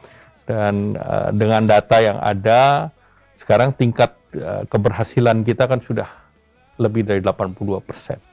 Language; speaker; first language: Indonesian; native; Indonesian